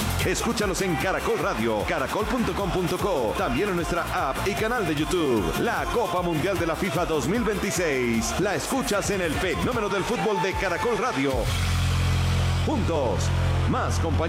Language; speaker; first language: Spanish; native; Spanish